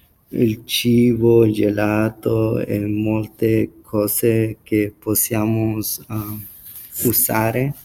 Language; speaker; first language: Italian; non-native, learner; English